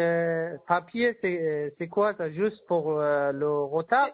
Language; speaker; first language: French; non-native, learner; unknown